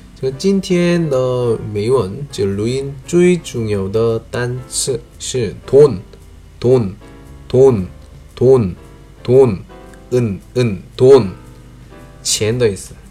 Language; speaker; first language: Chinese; non-native, fluent; Korean